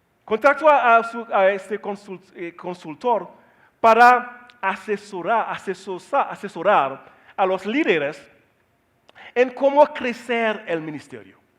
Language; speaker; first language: Spanish; non-native, learner; Haitian Creole